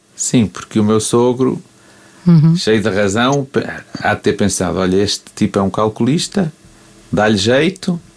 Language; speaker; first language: Portuguese; native; Portuguese